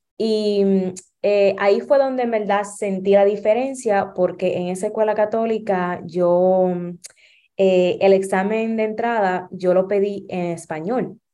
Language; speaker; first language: Spanish; early bilingual, heritage; Spanish